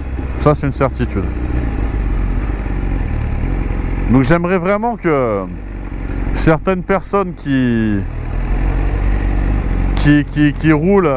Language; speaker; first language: French; native; French